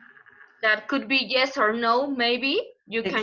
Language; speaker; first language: English; non-native, learner; Spanish